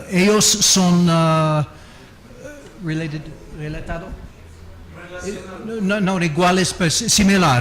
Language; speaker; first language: Spanish; non-native, learner; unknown